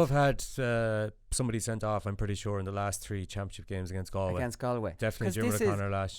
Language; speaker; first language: English; native; English